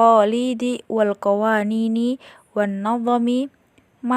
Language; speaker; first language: Arabic; non-native, learner; Indonesian